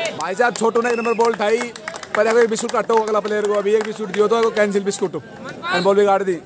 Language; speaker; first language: Hindi; native; Hindi